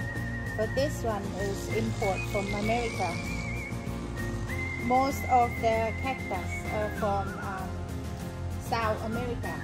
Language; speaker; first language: English; non-native, learner; Thai